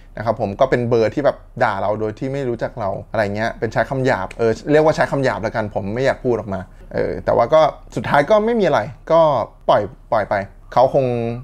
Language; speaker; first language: Thai; native; Thai